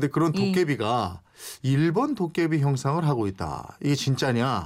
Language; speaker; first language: Korean; native; Korean